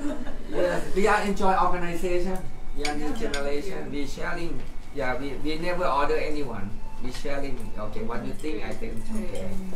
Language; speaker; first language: English; non-native, learner; Thai